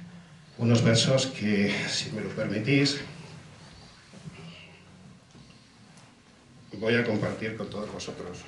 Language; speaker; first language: Spanish; native; Spanish